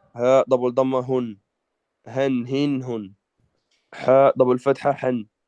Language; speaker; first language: Arabic; non-native, learner; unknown